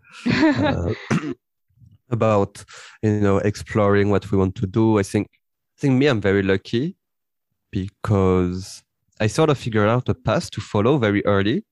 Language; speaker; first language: English; early bilingual, heritage; French